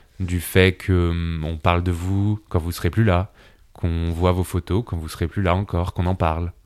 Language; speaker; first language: French; native; French